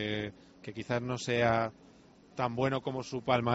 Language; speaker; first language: Spanish; native; Spanish